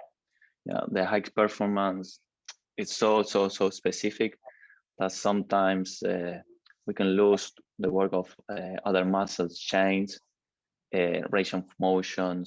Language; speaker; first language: English; non-native, learner; Spanish